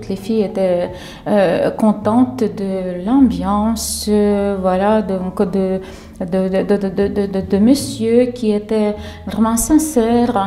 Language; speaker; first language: French; non-native, fluent; Ukrainian